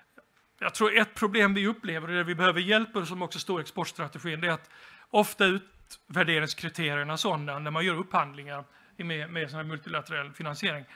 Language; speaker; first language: Swedish; native; Swedish